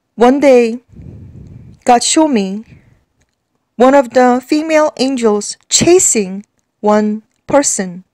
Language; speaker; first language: English; non-native, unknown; Korean